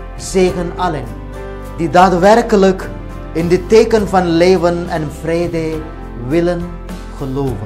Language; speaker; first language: Dutch; non-native, fluent; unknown